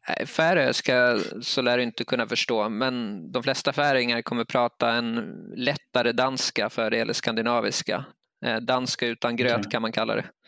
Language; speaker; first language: Swedish; native; Swedish